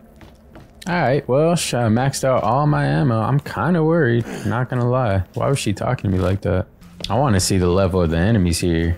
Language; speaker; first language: English; native; English